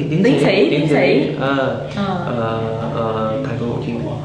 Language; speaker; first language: Vietnamese; non-native, learner; Chinese